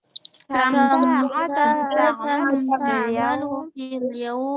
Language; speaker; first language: Arabic; non-native, learner; Indonesian